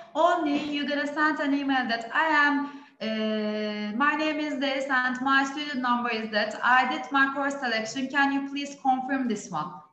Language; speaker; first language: English; non-native, fluent; Turkish